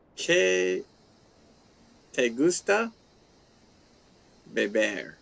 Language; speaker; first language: Spanish; non-native, learner; English